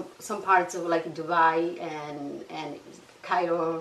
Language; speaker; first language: English; non-native, fluent; Somali